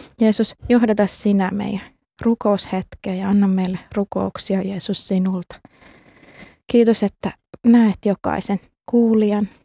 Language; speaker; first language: Finnish; native; Finnish